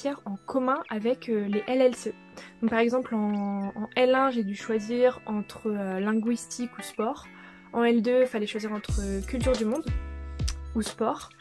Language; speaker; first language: French; native; French